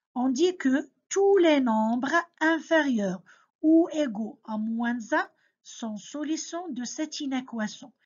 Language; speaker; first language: French; non-native, local second language; Arabic